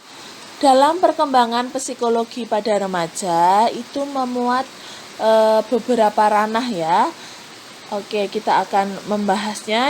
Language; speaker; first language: Indonesian; native; Indonesian